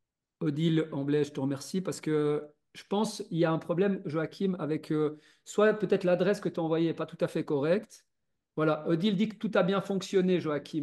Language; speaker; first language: French; native; French